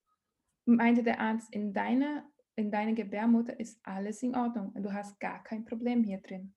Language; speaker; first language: German; non-native, learner; Portuguese